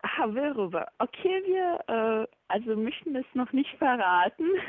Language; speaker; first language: German; non-native, fluent; Bosnian